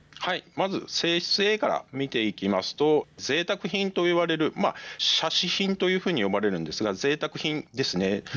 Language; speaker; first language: Japanese; native; Japanese